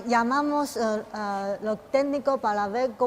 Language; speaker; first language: Spanish; non-native, learner; Chinese